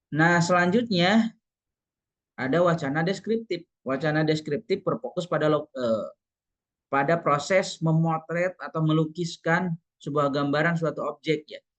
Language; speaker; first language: Indonesian; non-native, local second language; Sundanese